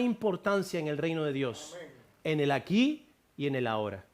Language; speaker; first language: Spanish; native; Spanish